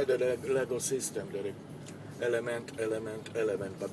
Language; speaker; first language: Swedish; non-native, local second language; Polish